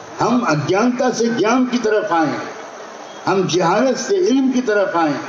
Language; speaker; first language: Hindi; native; Hindi